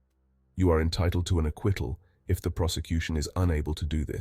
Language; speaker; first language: English; native; English